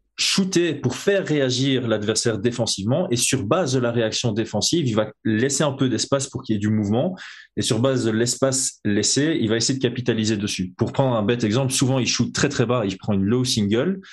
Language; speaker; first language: French; native; French